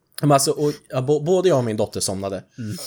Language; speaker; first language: Swedish; native; Swedish